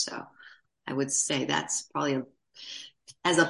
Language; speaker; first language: English; native; English